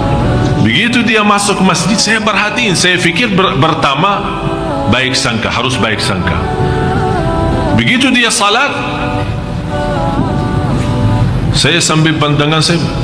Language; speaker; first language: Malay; non-native, fluent; Arabic